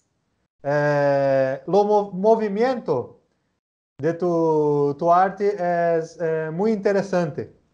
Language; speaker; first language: Spanish; non-native, learner; Portuguese